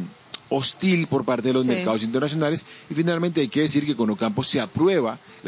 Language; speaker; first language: Spanish; native; Spanish